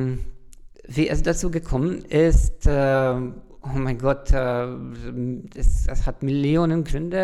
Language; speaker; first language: German; non-native, fluent; Hungarian